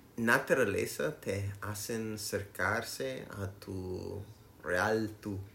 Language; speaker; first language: Spanish; non-native, learner; English